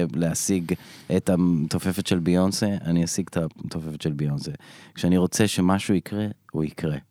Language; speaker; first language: Hebrew; native; Hebrew